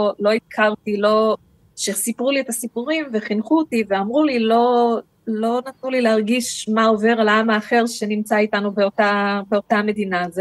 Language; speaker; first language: Hebrew; early bilingual, other home language; English